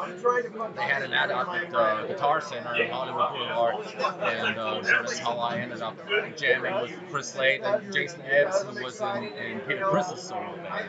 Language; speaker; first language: English; non-native, fluent; German